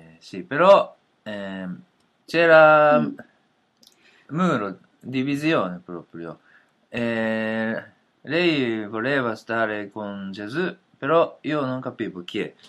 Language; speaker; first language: Italian; non-native, learner; Japanese